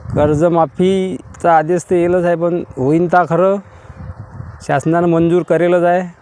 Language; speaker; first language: Marathi; native; Marathi